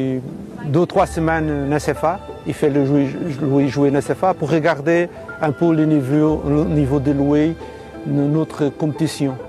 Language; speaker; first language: French; non-native, learner; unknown